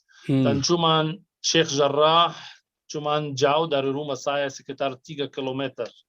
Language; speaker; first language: Indonesian; non-native, fluent; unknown